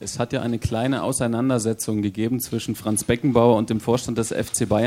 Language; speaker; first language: German; native; German